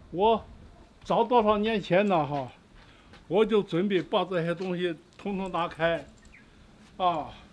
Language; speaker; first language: Chinese; native; Chinese